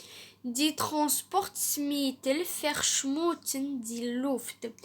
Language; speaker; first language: German; non-native, learner; Arabic